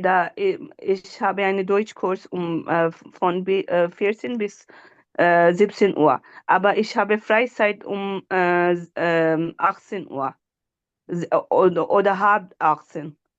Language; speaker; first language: German; non-native, learner; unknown